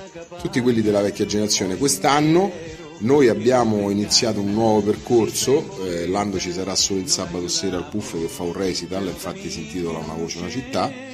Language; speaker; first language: Italian; native; Italian